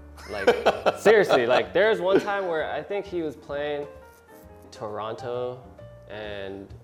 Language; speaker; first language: English; early bilingual, other home language; Chinese